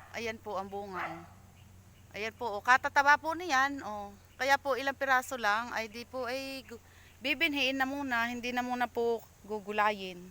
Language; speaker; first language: Filipino; native; Filipino